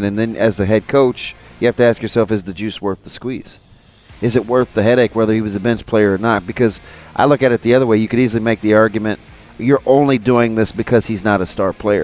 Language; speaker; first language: English; native; English